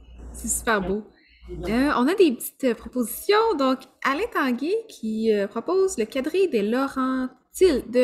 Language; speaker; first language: French; native; French